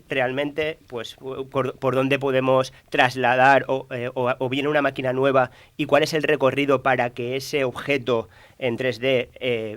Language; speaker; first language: Spanish; native; Spanish